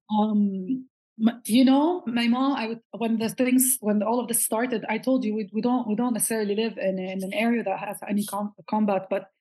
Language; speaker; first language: English; non-native, fluent; Arabic